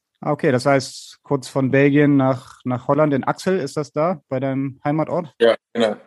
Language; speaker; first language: German; native; German